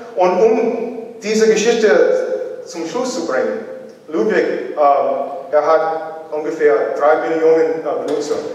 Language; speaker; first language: German; non-native, learner; English